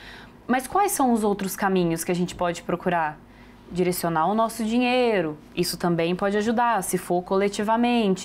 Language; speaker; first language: Portuguese; native; Portuguese